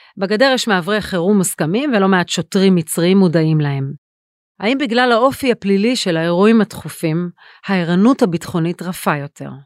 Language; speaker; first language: Hebrew; native; Hebrew